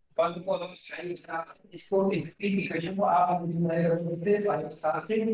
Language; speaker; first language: Hindi; native; Hindi